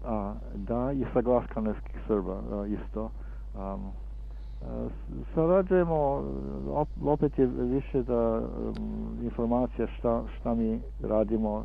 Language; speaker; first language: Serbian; early bilingual, heritage; Serbian